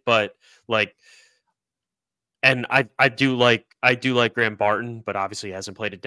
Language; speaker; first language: English; native; English